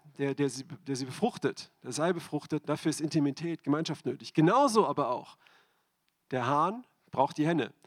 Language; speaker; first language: German; native; German